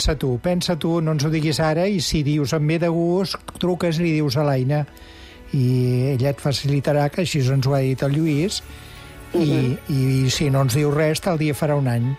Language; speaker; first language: Catalan; native; Catalan